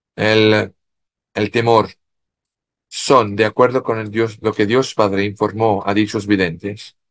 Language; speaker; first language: Spanish; non-native, fluent; French